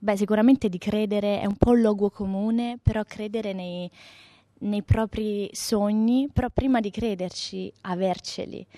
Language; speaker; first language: Italian; native; Italian